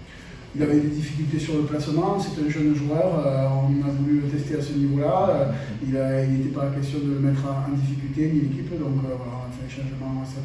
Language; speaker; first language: French; native; French